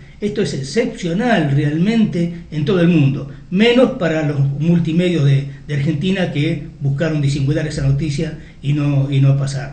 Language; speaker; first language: Spanish; native; Spanish